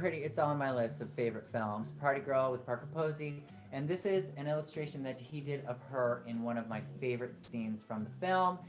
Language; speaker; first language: English; native; English